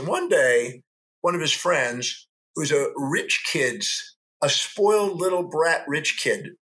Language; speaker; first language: English; native; English